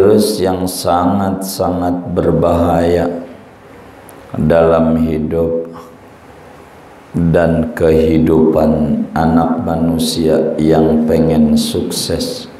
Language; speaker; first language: Indonesian; native; Indonesian